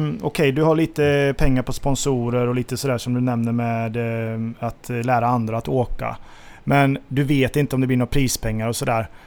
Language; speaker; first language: Swedish; native; Swedish